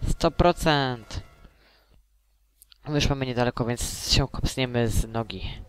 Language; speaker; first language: Polish; native; Polish